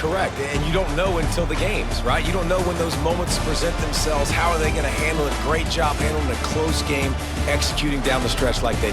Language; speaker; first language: English; native; English